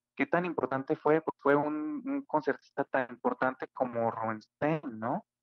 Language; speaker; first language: Spanish; native; Spanish